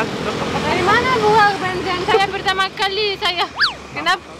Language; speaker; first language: Indonesian; non-native, learner; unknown